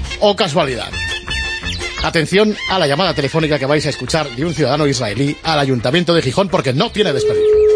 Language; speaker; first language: Spanish; native; Spanish